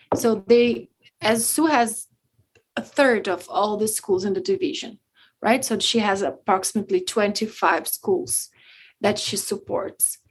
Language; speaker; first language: English; non-native, fluent; Portuguese